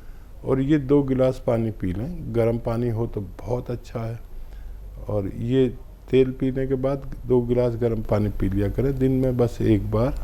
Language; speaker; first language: Hindi; native; Hindi